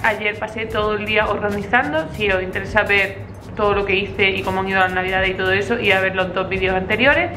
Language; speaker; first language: Spanish; native; Spanish